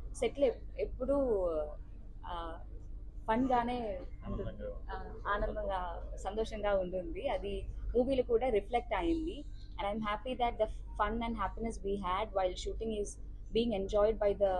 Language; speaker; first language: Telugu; non-native, learner; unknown